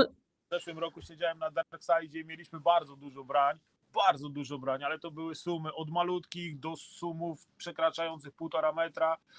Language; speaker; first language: Polish; native; Polish